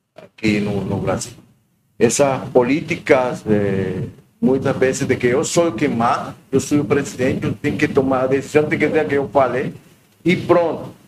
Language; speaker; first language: Portuguese; non-native, learner; Spanish